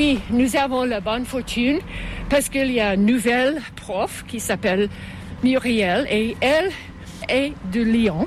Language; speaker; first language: French; non-native, fluent; English